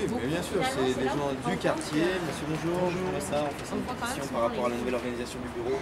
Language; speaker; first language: French; native; French